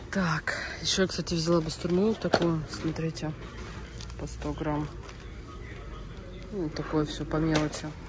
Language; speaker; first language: Russian; native; Russian